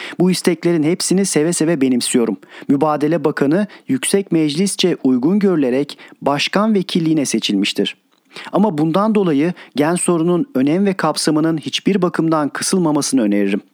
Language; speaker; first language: Turkish; native; Turkish